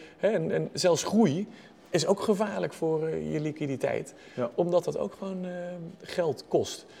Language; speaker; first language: Dutch; native; Dutch